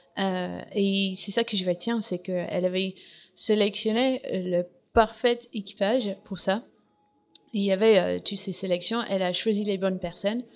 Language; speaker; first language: French; non-native, fluent; English